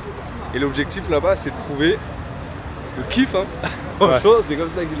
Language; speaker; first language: French; native; French